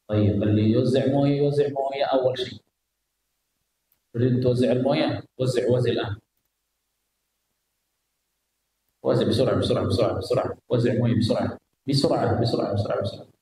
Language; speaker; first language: Arabic; non-native, fluent; Indonesian